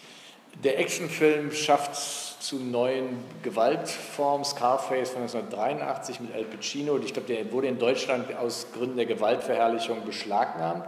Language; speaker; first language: German; native; German